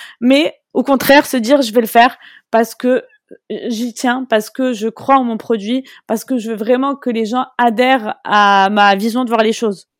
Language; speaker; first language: French; non-native, local second language; Arabic